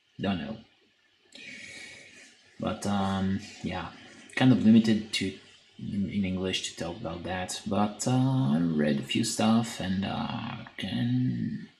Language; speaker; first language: English; non-native, fluent; French